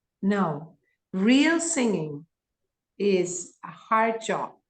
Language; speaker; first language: English; non-native, fluent; Greek